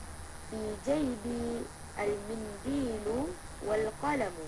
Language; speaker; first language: Arabic; non-native, learner; Malay